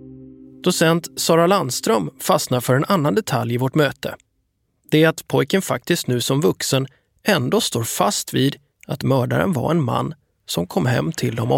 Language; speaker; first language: Swedish; native; Swedish